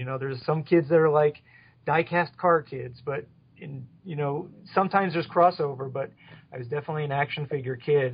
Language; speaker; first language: English; native; English